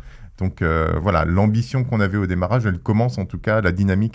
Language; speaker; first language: French; native; French